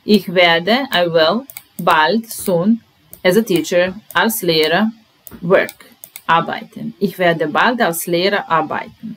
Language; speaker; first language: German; non-native, fluent; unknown